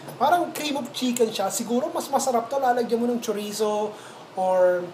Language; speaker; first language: Filipino; native; Filipino